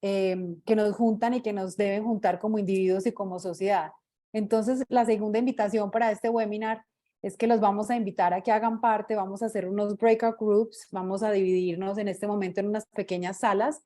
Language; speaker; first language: Spanish; native; Spanish